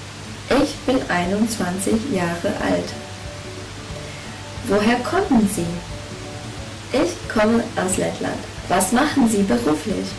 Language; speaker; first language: German; non-native, fluent; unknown